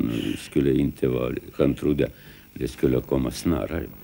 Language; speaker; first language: Swedish; non-native, fluent; Lithuanian